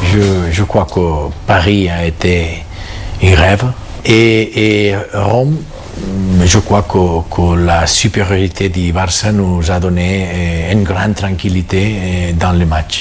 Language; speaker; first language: French; non-native, fluent; Catalan